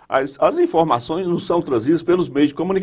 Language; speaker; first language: Portuguese; native; Portuguese